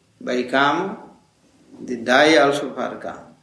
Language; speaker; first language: English; non-native, fluent; Dutch